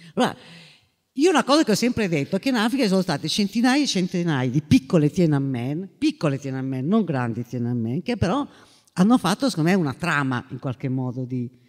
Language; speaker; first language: Italian; native; Italian